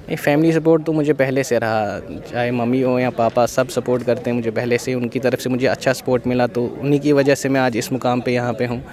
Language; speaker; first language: Hindi; native; Hindi